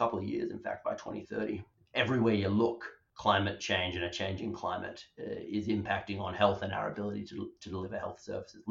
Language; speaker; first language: English; native; English